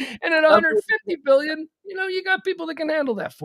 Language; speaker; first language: English; native; English